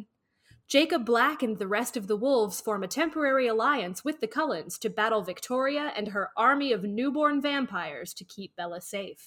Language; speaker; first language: English; native; English